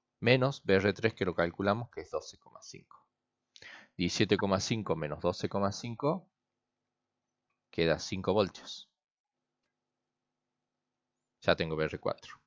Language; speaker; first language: Spanish; native; Spanish